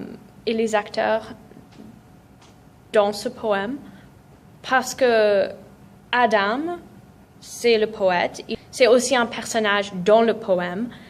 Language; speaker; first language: French; non-native, fluent; English